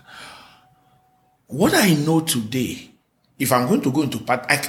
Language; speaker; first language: English; non-native, local second language; Yoruba